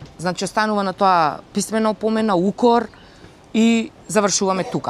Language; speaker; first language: Macedonian; native; Macedonian